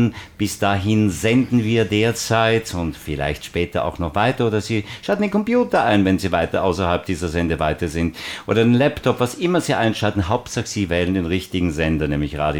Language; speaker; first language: German; native; German